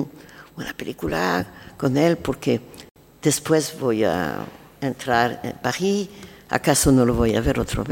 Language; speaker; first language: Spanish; non-native, learner; French